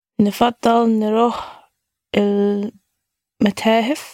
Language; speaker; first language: Arabic; non-native, learner; English